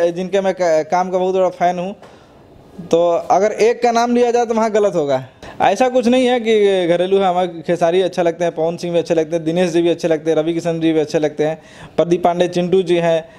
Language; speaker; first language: Hindi; native; Hindi